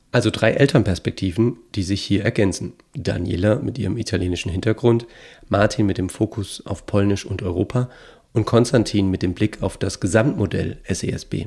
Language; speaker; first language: German; native; German